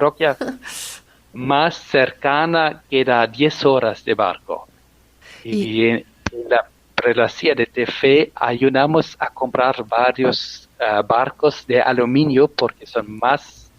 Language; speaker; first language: Spanish; non-native, fluent; German